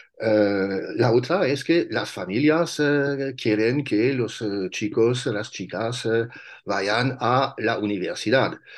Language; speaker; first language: Spanish; non-native, fluent; French